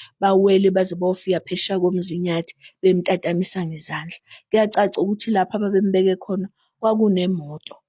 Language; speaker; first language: Zulu; native; Zulu